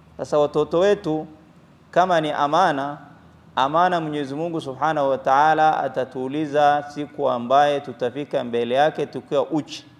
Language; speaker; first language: Swahili; non-native, local second language; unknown